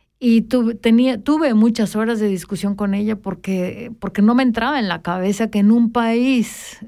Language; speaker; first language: Spanish; native; Spanish